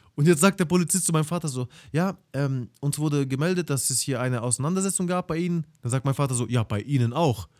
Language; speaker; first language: German; early bilingual, other home language; Russian